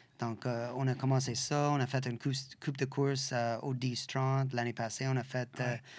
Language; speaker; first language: French; non-native, local second language; English